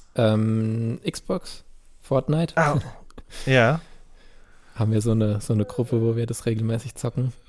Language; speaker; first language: German; native; German